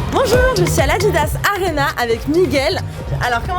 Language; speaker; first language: French; native; French